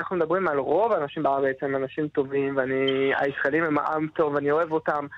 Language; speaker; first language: Hebrew; non-native, fluent; French